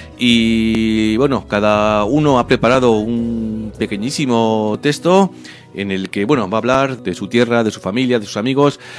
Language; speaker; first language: Spanish; native; Spanish